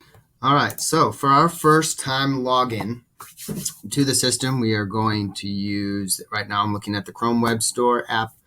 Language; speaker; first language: English; native; English